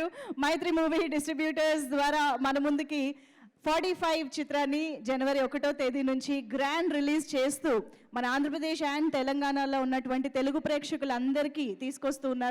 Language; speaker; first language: Telugu; native; Telugu